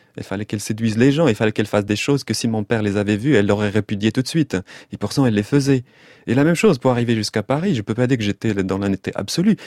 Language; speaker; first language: French; non-native, local second language; Arabic